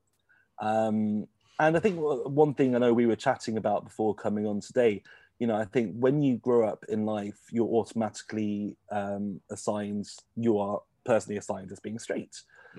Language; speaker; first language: English; native; English